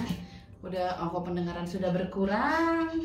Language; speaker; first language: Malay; non-native, local second language; Sundanese